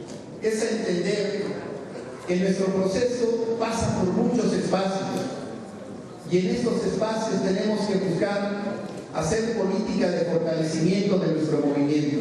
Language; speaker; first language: Spanish; native; Spanish